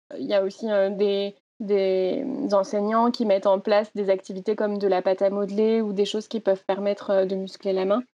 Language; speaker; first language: French; native; French